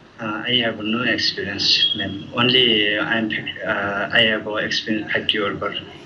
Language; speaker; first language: English; non-native, learner; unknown